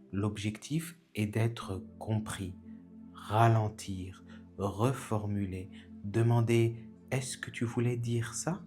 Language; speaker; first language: French; native; French